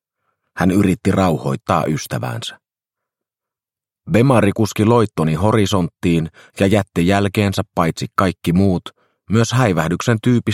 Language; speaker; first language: Finnish; native; Finnish